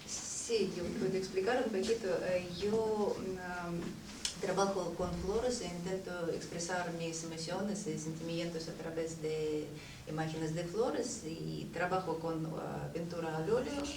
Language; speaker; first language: Spanish; non-native, fluent; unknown